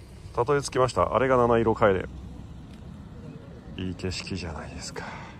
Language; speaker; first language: Japanese; native; Japanese